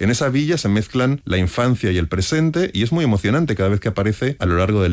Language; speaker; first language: Spanish; native; Spanish